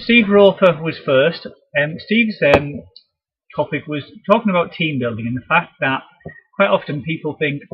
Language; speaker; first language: English; native; English